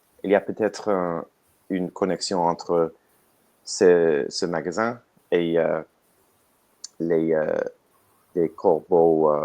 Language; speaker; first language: French; non-native, learner; English